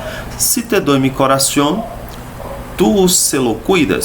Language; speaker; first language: Spanish; non-native, fluent; Portuguese